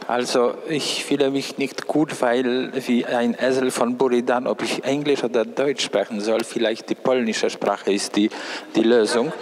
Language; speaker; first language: German; non-native, fluent; Polish